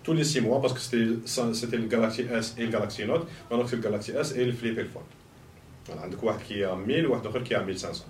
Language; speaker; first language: French; non-native, local second language; Arabic